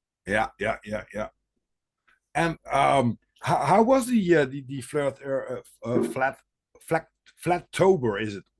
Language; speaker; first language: English; non-native, fluent; Dutch